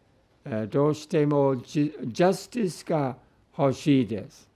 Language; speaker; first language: Japanese; non-native, fluent; English